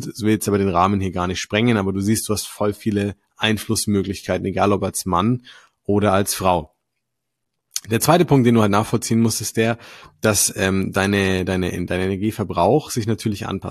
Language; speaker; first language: German; native; German